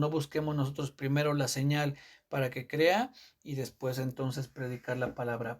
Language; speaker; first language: Spanish; native; Spanish